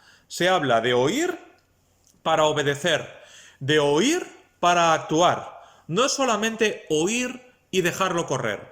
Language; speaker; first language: Spanish; native; Spanish